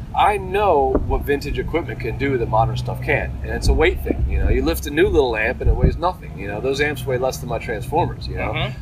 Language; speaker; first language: English; early bilingual, other home language; Italian